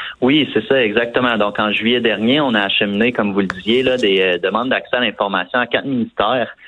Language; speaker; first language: French; native; French